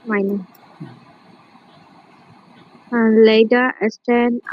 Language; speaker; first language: German; non-native, learner; Bangla